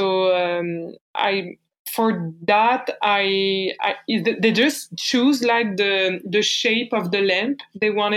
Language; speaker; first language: English; non-native, fluent; French